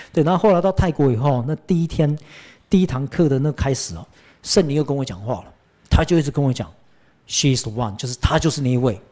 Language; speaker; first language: Chinese; early bilingual, heritage; Chinese